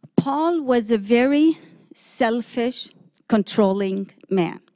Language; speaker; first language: English; early bilingual, other home language; Arabic